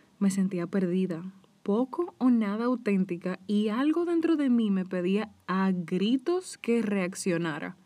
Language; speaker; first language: Spanish; native; Spanish